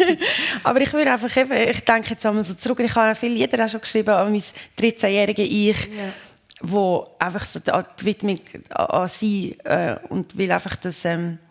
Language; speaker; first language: German; native; German